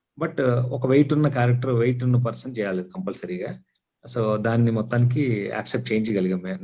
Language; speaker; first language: Telugu; native; Telugu